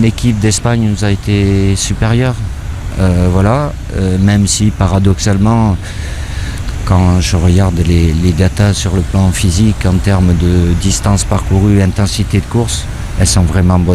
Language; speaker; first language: French; native; French